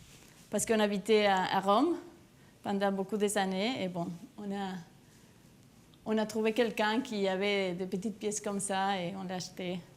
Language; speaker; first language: French; non-native, fluent; Spanish